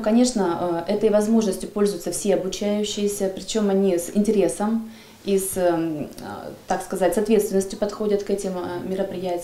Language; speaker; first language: Russian; native; Russian